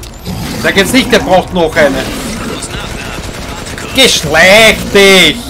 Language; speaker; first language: German; native; German